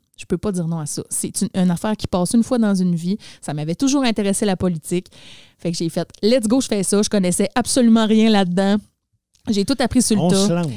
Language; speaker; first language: French; native; French